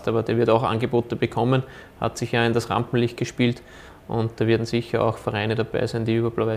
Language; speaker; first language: German; native; German